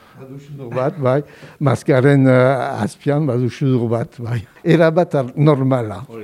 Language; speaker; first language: Basque; non-native, local second language; French